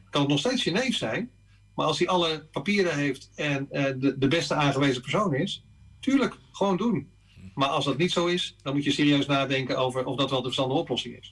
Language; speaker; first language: Dutch; native; Dutch